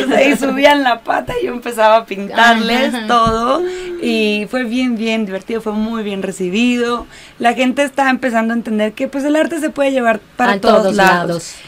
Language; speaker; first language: Spanish; native; Spanish